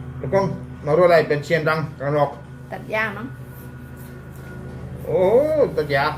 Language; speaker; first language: Thai; non-native, learner; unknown